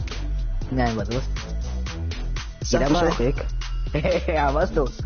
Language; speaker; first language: German; native; German